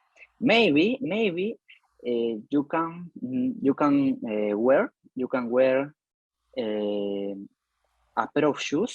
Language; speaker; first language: English; non-native, learner; Spanish